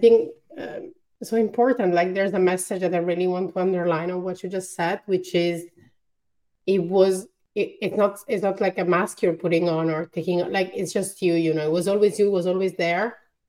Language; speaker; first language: English; non-native, fluent; Italian